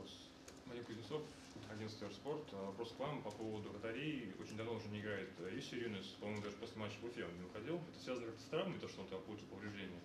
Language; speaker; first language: Russian; native; Russian